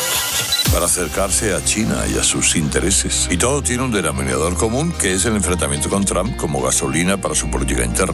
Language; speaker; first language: Spanish; native; Spanish